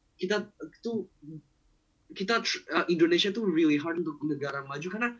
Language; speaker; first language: Indonesian; early bilingual, heritage; Indonesian